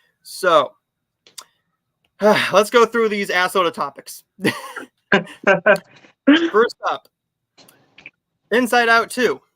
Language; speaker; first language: English; native; English